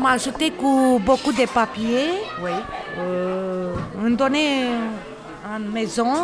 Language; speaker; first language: French; non-native, learner; Romanian